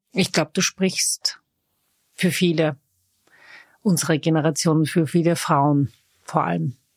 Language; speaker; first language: German; early bilingual, other home language; Zaza